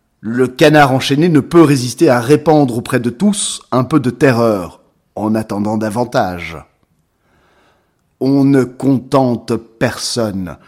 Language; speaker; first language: French; native; French